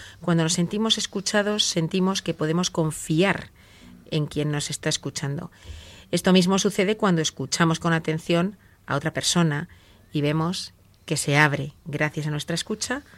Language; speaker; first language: Spanish; native; Spanish